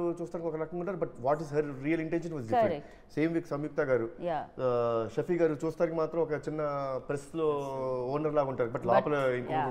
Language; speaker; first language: Telugu; native; Telugu